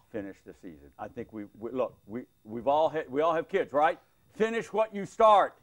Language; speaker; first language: English; native; English